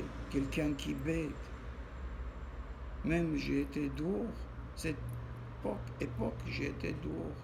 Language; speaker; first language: French; non-native, learner; Armenian